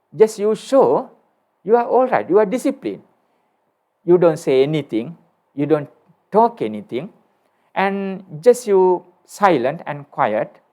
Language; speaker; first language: English; non-native, local second language; Sinhala